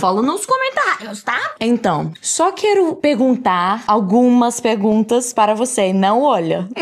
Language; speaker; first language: Portuguese; non-native, fluent; English